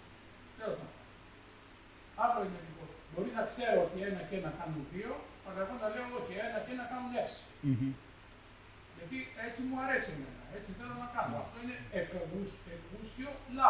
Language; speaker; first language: Greek; native; Greek